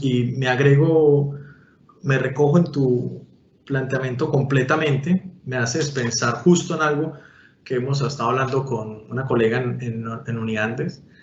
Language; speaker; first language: Spanish; native; Spanish